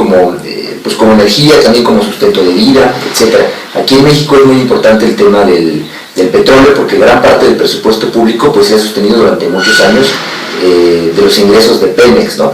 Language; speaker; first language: Spanish; native; Spanish